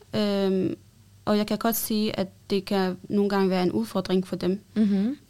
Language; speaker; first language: Danish; early bilingual, other home language; Arabic